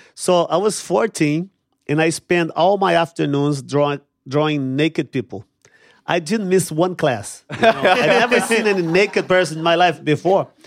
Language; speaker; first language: English; non-native, fluent; Portuguese